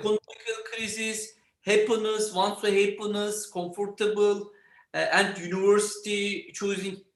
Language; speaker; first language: English; non-native, learner; Turkish